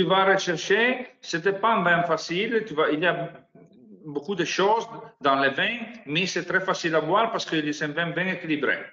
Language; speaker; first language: French; non-native, learner; Italian